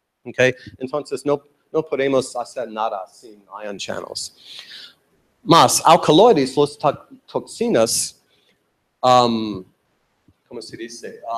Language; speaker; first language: Spanish; non-native, learner; English